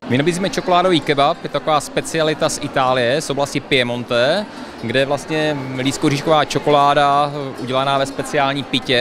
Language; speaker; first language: Czech; native; Czech